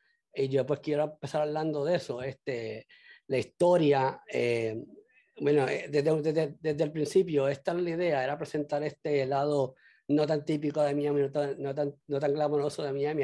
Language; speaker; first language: Spanish; early bilingual, heritage; Spanish